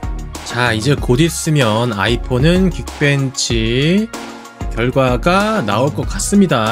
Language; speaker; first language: Korean; native; Korean